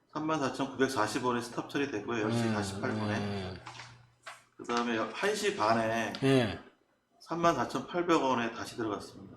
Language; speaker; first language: Korean; native; Korean